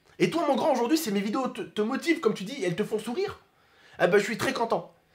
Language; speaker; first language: French; early bilingual, other home language; Arabic